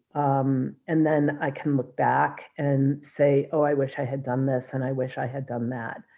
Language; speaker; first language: English; native; English